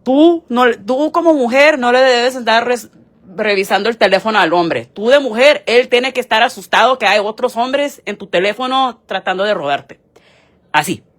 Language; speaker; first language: Spanish; early bilingual, heritage; Spanish